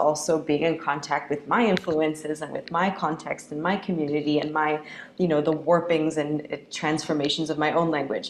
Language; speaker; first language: English; native; English